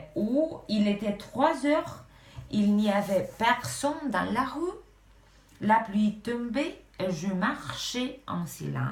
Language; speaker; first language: French; non-native, fluent; Romanian